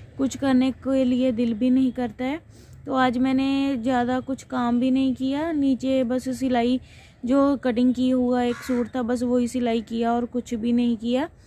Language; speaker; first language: Hindi; non-native, local second language; Punjabi